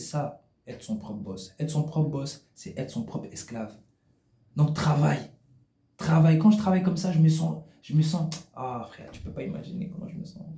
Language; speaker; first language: French; native; French